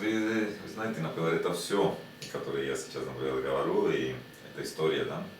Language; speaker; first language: Russian; non-native, learner; Spanish